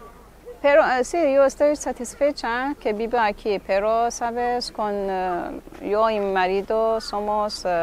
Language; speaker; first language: Spanish; non-native, learner; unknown